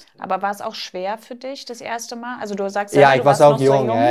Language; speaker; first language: German; native; German